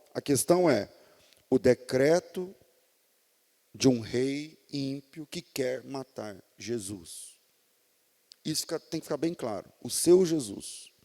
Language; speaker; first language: Portuguese; native; Portuguese